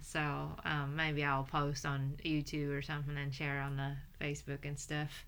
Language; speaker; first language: English; non-native, fluent; Japanese